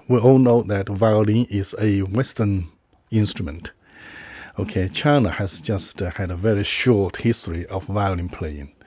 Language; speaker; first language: English; non-native, fluent; Chinese